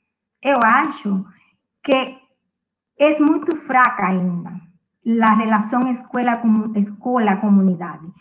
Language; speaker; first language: Portuguese; non-native, fluent; Spanish